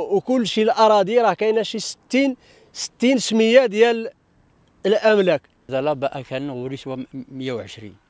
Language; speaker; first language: Arabic; native; Arabic